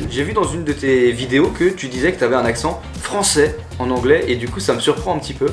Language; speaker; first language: French; native; French